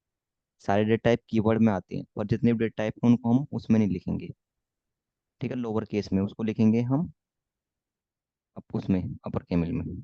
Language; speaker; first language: Hindi; native; Hindi